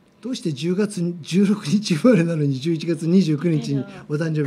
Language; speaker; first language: Japanese; native; Japanese